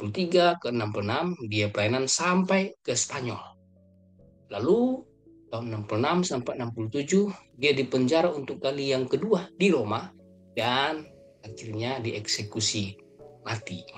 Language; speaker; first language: Indonesian; native; Indonesian